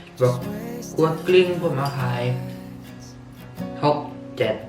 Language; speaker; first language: Thai; early bilingual, heritage; Thai